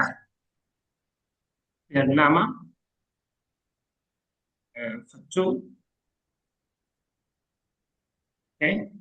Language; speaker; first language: Indonesian; non-native, learner; Arabic